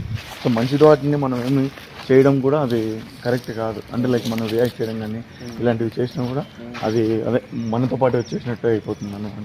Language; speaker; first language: Telugu; native; Telugu